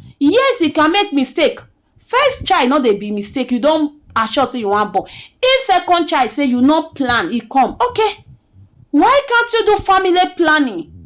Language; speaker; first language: Nigerian Pidgin; native; Nigerian Pidgin